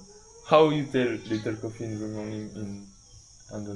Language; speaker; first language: English; non-native, learner; French